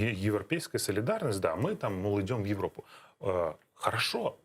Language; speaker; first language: Russian; native; Russian